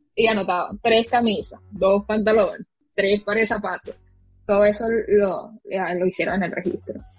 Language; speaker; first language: Spanish; native; Spanish